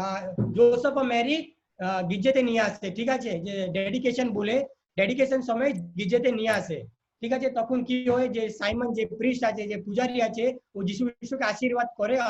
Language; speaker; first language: Bangla; non-native, learner; Hindi